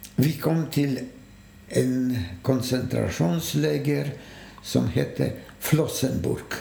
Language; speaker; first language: Swedish; non-native, fluent; Polish